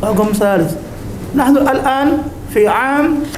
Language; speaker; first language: Arabic; non-native, learner; Indonesian